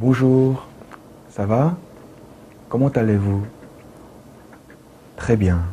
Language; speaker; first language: French; non-native, fluent; Korean